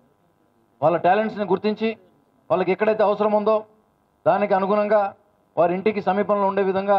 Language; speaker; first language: Telugu; native; Telugu